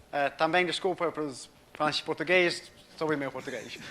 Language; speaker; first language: Portuguese; non-native, fluent; English